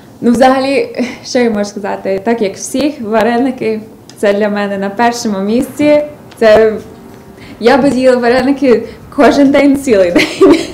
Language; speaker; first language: Ukrainian; early bilingual, other home language; English